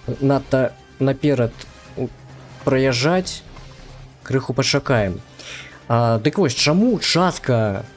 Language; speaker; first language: Belarusian; non-native, local second language; Russian